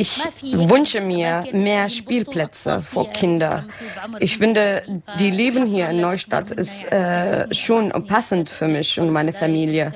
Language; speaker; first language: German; non-native, learner; Arabic